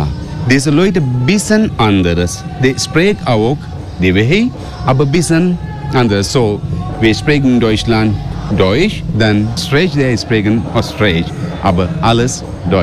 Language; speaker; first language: German; non-native, learner; Sinhala